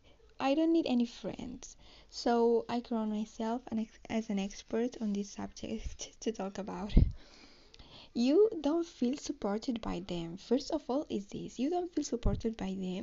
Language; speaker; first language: English; non-native, learner; Spanish